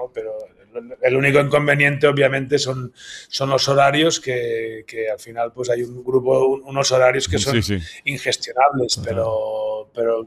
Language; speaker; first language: Spanish; native; Spanish